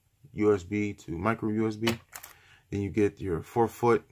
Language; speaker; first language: English; native; English